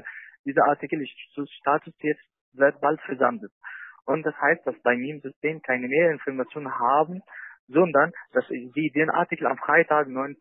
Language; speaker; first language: German; non-native, learner; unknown